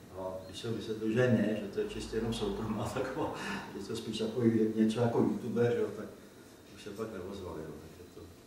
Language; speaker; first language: Czech; native; Czech